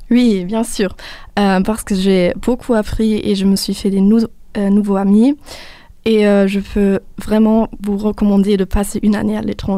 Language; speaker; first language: French; non-native, fluent; German